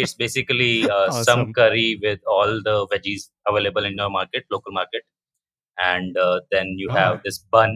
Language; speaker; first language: English; non-native, local second language; Hindi